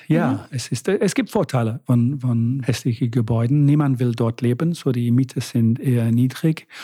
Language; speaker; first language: German; non-native, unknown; English